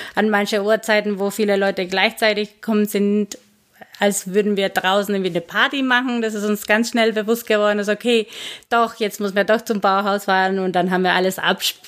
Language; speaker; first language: German; non-native, fluent; Spanish